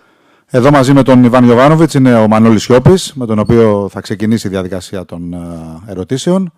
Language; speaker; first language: Greek; native; Greek